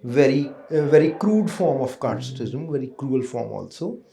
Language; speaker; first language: English; non-native, local second language; Punjabi